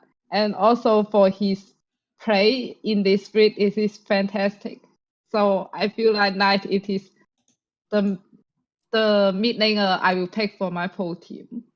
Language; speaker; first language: English; non-native, fluent; Chinese